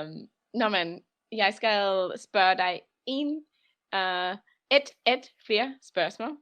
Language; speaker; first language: Danish; non-native, learner; English